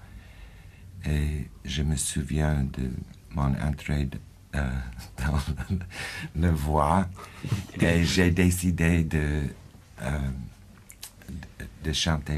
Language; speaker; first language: French; non-native, fluent; English